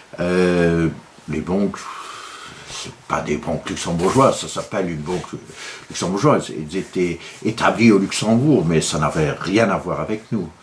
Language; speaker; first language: French; non-native, local second language; Luxembourgish